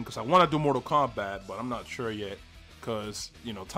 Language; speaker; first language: English; native; English